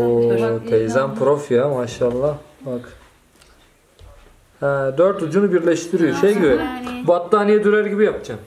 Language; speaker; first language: Turkish; native; Turkish